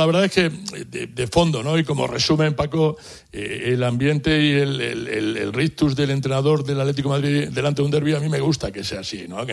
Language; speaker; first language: Spanish; native; Spanish